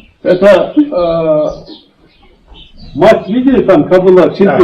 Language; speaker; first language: Russian; non-native, local second language; Kyrgyz